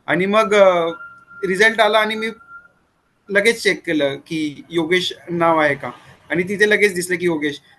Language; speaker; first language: Marathi; native; Marathi